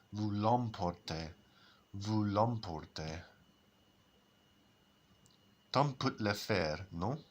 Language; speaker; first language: French; non-native, learner; English